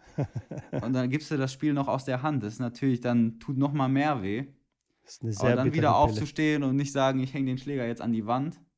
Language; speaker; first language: German; native; German